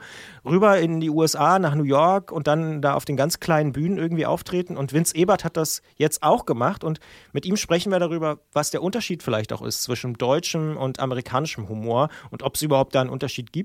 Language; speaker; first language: German; native; German